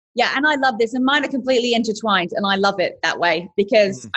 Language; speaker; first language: English; native; English